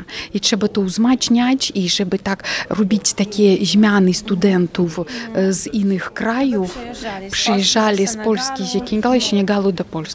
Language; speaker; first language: Polish; non-native, fluent; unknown